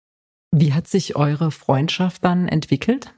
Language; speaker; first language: German; native; German